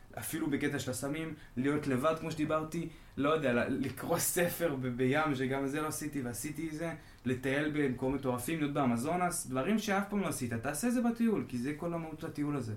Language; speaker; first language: Hebrew; native; Hebrew